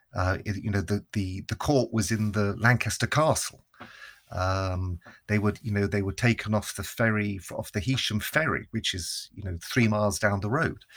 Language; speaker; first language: English; native; English